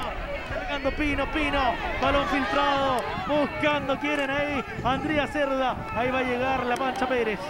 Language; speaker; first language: Spanish; native; Spanish